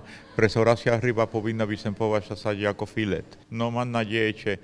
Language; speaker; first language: Polish; non-native, fluent; Spanish